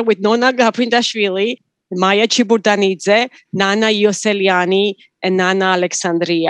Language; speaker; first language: English; non-native, fluent; Georgian